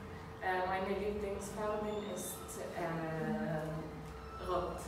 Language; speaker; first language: German; non-native, learner; Arabic